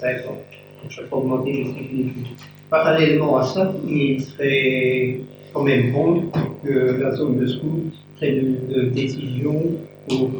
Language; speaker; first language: French; native; French